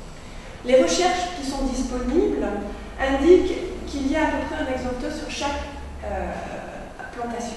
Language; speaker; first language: French; native; French